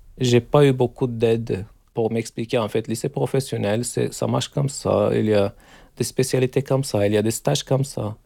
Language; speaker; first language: French; non-native, learner; Turkish